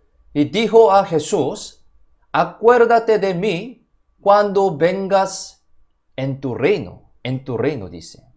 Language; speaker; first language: Spanish; non-native, fluent; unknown